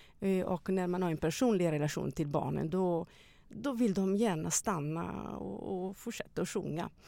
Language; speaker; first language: Swedish; non-native, fluent; Italian